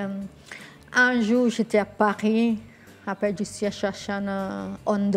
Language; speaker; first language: French; non-native, learner; English